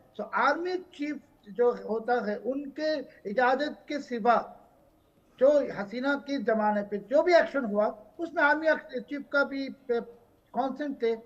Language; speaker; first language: Hindi; non-native, fluent; Bangla